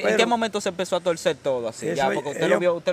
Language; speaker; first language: Spanish; native; Spanish